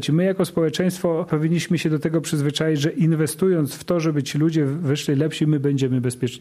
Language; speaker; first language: Polish; native; Polish